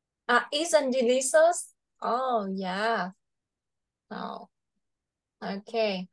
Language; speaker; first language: English; non-native, fluent; Vietnamese